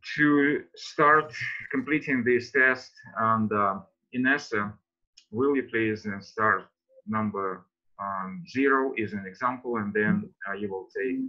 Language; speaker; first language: English; non-native, fluent; Russian